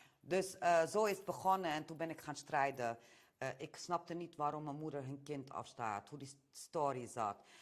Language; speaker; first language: Dutch; early bilingual, other home language; Romany